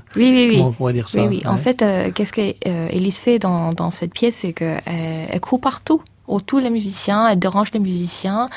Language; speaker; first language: French; non-native, fluent; English